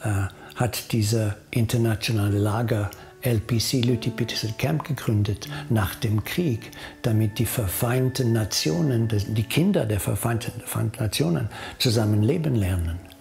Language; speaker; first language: German; non-native, fluent; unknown